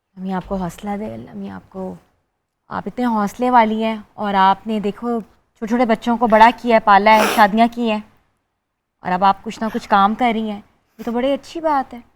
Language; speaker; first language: Urdu; native; Urdu